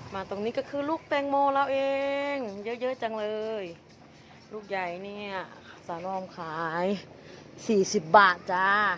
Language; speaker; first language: Thai; native; Thai